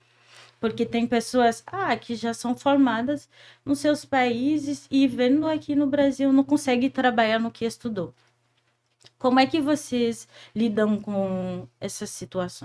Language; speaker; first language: Portuguese; non-native, fluent; Haitian Creole